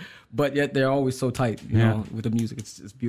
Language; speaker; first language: English; native; English